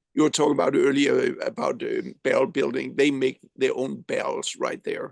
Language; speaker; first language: English; non-native, fluent; Danish